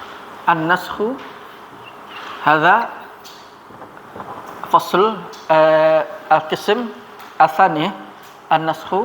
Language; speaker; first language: Arabic; non-native, fluent; Indonesian